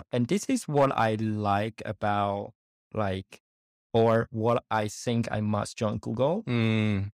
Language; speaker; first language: English; non-native, fluent; Indonesian